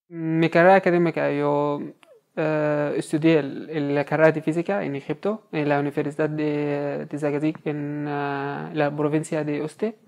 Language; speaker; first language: Spanish; non-native, fluent; Arabic